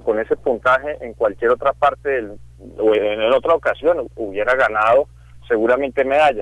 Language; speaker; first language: Spanish; native; Spanish